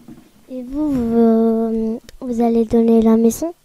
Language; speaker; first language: French; early bilingual, other home language; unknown